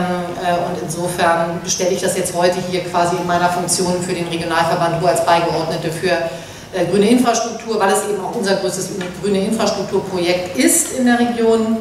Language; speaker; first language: German; native; German